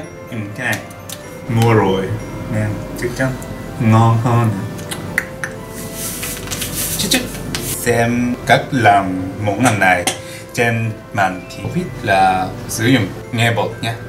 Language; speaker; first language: Vietnamese; non-native, learner; Japanese